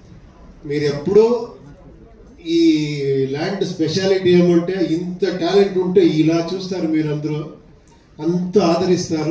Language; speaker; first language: Telugu; non-native, fluent; Kannada